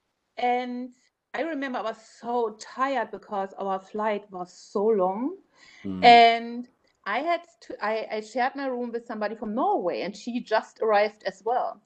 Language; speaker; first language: English; non-native, fluent; German